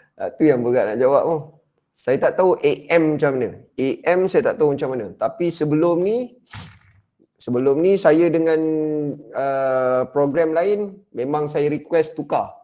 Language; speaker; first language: Malay; native; Malay